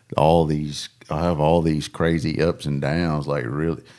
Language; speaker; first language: English; native; English